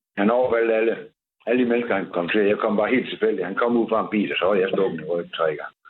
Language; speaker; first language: Danish; native; Danish